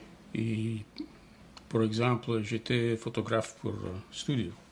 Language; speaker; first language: French; non-native, fluent; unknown